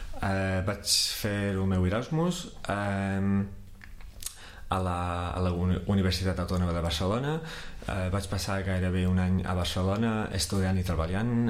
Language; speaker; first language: Catalan; non-native, fluent; English